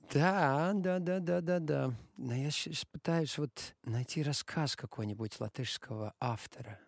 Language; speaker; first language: Russian; non-native, local second language; Latvian